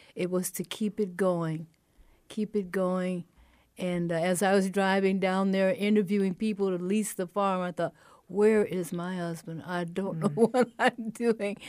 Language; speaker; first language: English; native; English